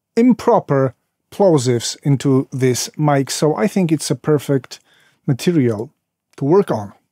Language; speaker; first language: English; non-native, fluent; Polish